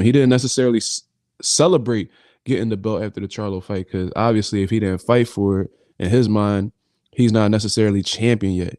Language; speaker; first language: English; native; English